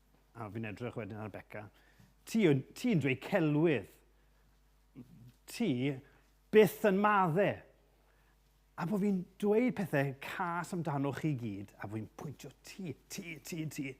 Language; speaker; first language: Welsh; native; Welsh